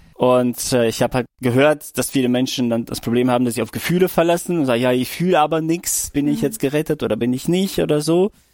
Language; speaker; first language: German; early bilingual, other home language; Russian